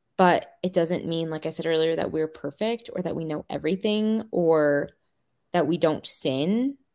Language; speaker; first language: English; native; English